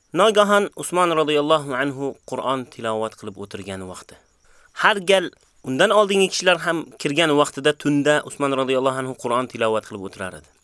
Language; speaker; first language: Uzbek; native; Uzbek